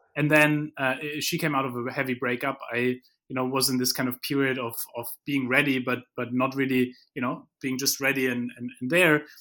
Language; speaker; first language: English; non-native, fluent; German